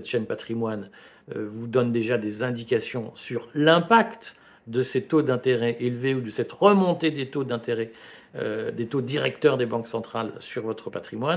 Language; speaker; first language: French; native; French